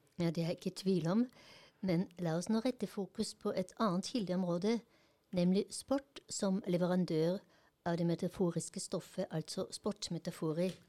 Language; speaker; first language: Norwegian; non-native, fluent; German